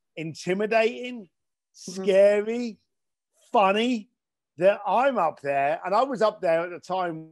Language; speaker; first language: English; native; English